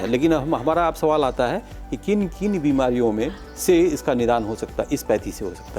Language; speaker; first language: Hindi; native; Hindi